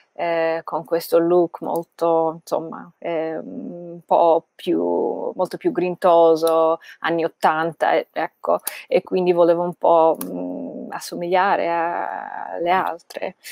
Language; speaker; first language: Italian; non-native, fluent; Bangla